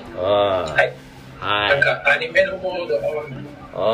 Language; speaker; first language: Japanese; non-native, learner; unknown